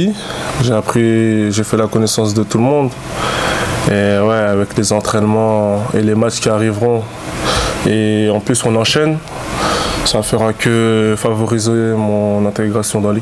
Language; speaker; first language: French; native; French